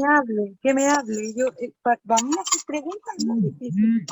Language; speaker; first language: Spanish; native; Spanish